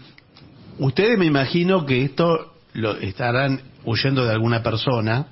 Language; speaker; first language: Spanish; native; Spanish